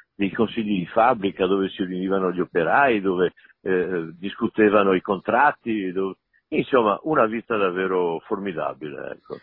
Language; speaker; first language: Italian; native; Italian